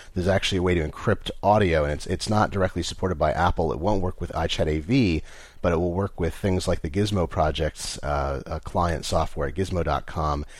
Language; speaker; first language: English; native; English